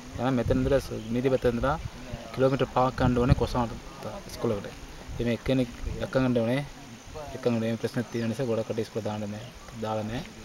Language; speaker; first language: Sinhala; non-native, local second language; Tamil